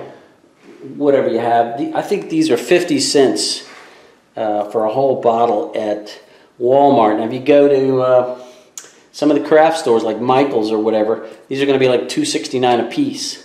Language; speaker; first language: English; native; English